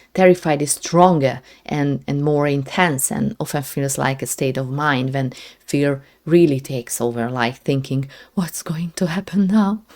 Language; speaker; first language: English; non-native, fluent; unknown